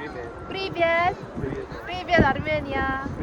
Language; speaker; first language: Russian; non-native, learner; Korean